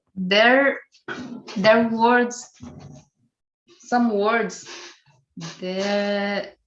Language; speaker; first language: English; non-native, learner; Portuguese